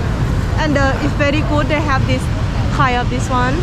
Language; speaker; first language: English; non-native, learner; Thai